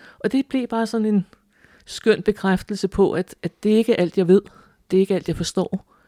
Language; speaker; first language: Danish; native; Danish